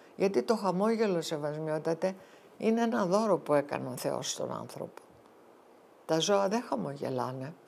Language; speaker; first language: Greek; early bilingual, heritage; Greek